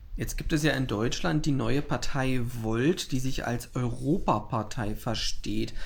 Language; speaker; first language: German; native; German